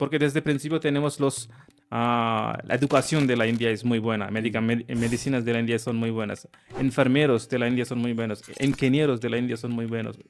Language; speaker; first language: Spanish; non-native, learner; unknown